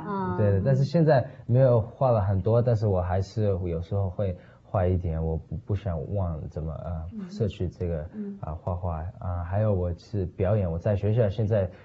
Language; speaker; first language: Chinese; early bilingual, heritage; Chinese